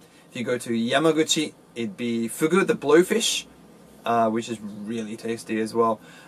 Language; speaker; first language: English; native; English